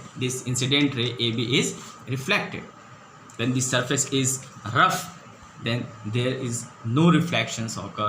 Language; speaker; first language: English; non-native, local second language; Hindi